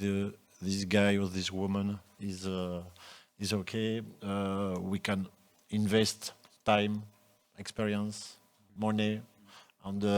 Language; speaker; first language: English; non-native, local second language; French